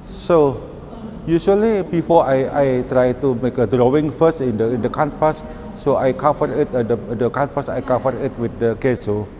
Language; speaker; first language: English; non-native, learner; Indonesian